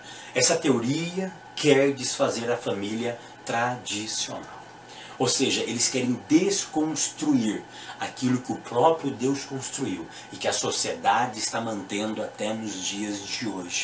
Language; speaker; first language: Portuguese; native; Portuguese